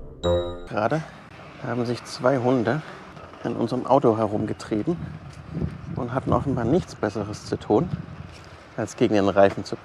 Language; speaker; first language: German; native; German